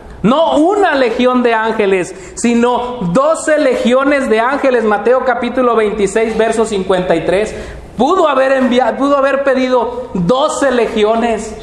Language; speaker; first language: Spanish; native; Spanish